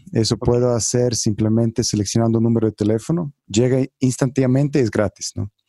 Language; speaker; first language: Spanish; non-native, fluent; Croatian